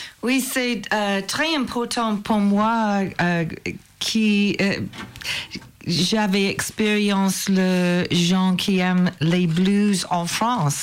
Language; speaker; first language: French; non-native, learner; English